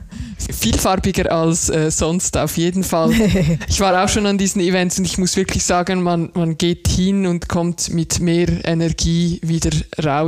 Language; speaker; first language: German; native; German